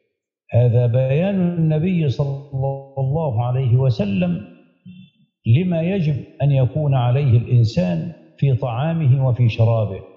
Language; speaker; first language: Arabic; native; Arabic